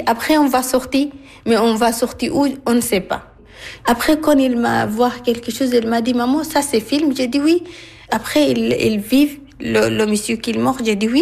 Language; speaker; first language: French; non-native, learner; Arabic